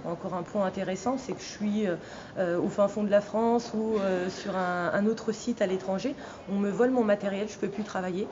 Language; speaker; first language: French; native; French